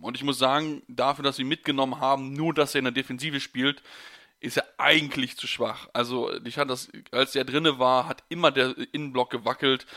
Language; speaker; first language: German; native; German